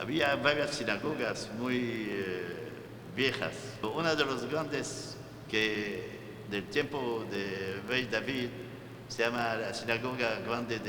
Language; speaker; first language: Spanish; non-native, fluent; Arabic